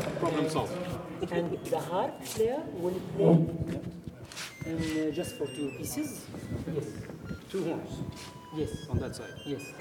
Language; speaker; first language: English; non-native, learner; Arabic